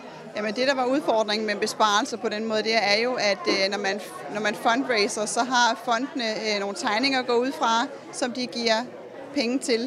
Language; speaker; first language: Danish; native; Danish